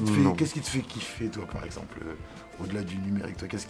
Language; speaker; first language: French; native; French